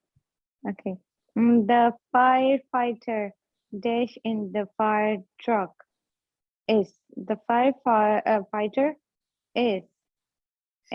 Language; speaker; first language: English; non-native, learner; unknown